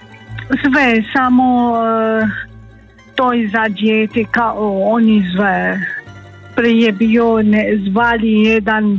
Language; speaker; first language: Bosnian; non-native, learner; Arabic